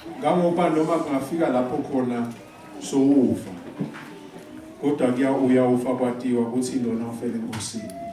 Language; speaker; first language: Zulu; non-native, local second language; Swati